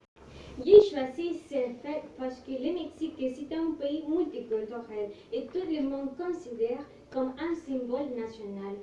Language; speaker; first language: French; non-native, learner; Spanish